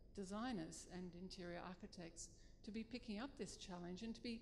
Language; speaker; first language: English; native; English